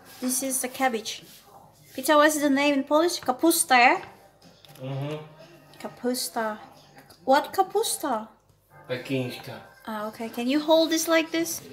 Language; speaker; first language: English; non-native, learner; Indonesian